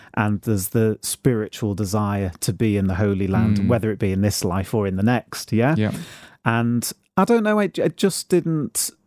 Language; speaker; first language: English; native; English